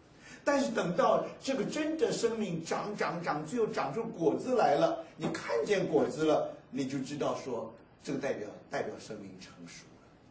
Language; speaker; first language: Chinese; native; Chinese